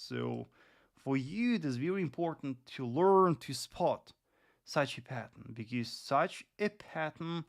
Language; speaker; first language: English; non-native, fluent; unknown